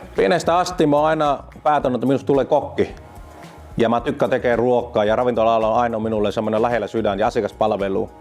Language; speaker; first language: Finnish; early bilingual, other home language; Vietnamese